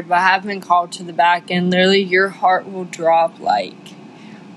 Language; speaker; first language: English; native; English